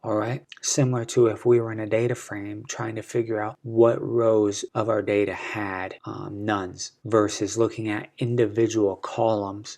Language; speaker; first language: English; native; English